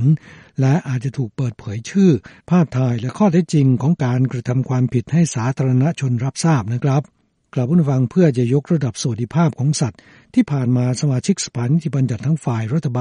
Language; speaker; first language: Thai; native; Thai